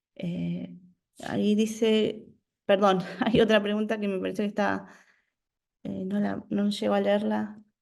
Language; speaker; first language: Spanish; native; Spanish